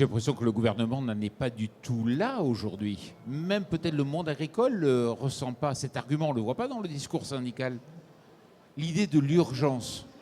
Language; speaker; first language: French; native; French